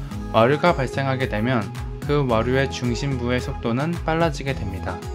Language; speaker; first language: Korean; native; Korean